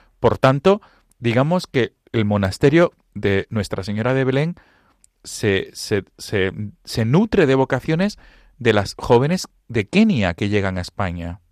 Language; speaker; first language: Spanish; native; Spanish